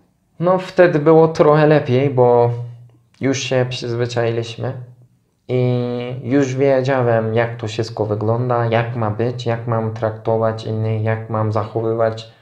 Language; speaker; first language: Polish; non-native, fluent; Turkish